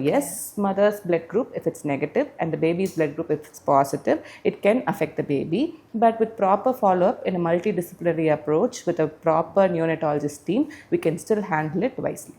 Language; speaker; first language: English; non-native, local second language; Tamil